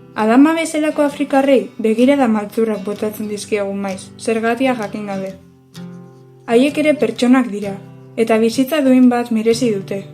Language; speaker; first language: Basque; native; Basque